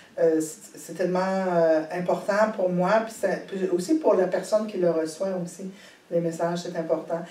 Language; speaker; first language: French; native; French